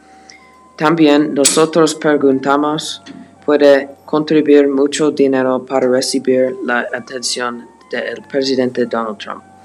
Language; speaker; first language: Spanish; non-native, learner; English